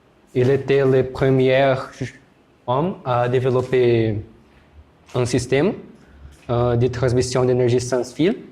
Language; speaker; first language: French; non-native, learner; Portuguese